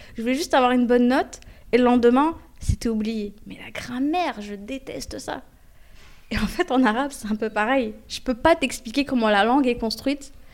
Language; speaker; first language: French; early bilingual, other home language; Arabic